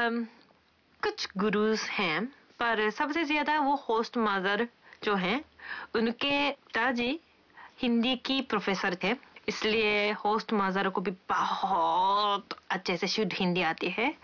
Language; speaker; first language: Hindi; non-native, fluent; Japanese